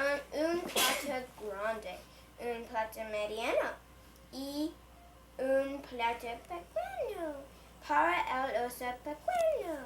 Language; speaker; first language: Spanish; non-native, learner; English